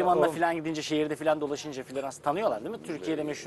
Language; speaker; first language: Turkish; native; Turkish